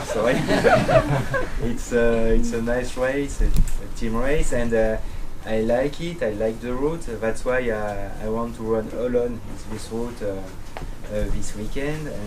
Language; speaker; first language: English; non-native, learner; French